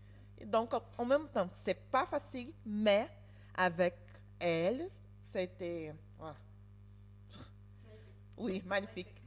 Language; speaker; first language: French; non-native, learner; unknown